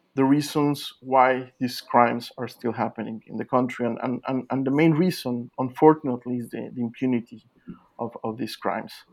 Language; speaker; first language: English; non-native, fluent; Spanish